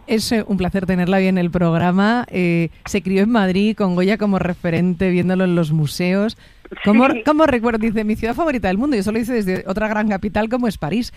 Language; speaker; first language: Spanish; native; Spanish